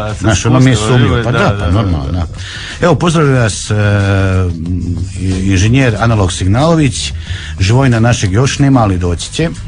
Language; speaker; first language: Croatian; native; Croatian